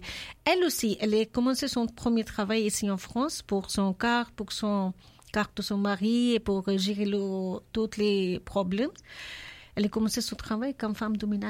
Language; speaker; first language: French; non-native, learner; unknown